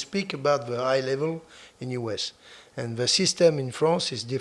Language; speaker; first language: English; non-native, fluent; French